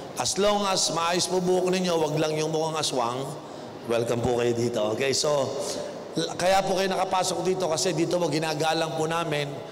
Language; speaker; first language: Filipino; native; Filipino